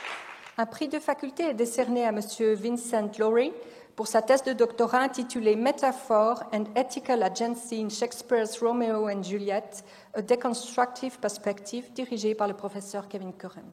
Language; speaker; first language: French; native; French